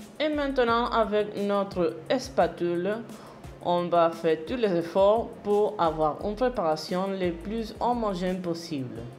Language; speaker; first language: French; non-native, learner; Spanish